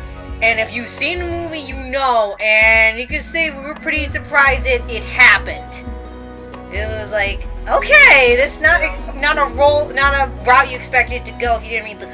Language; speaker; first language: English; native; English